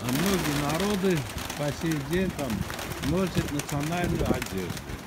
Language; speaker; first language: Russian; non-native, local second language; Armenian